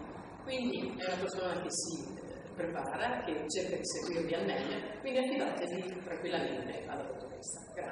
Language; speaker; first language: Italian; native; Italian